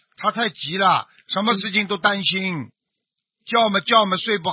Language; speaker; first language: Chinese; native; Chinese